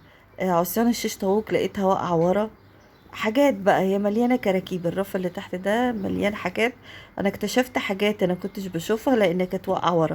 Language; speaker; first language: Arabic; native; Arabic